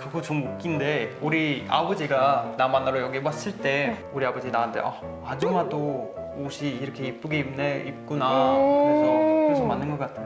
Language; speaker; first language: Korean; non-native, learner; Swedish